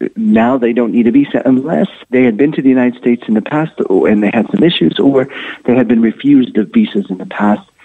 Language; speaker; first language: English; native; English